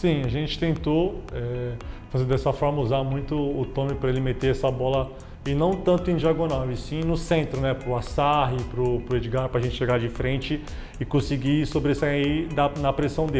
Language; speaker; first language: Portuguese; native; Portuguese